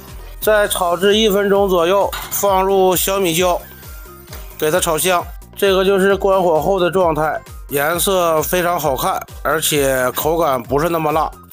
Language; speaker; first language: Chinese; native; Chinese